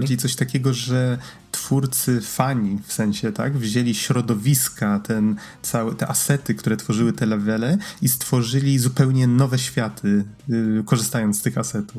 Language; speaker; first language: Polish; native; Polish